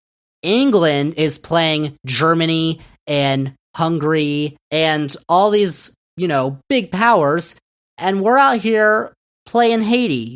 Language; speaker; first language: English; native; English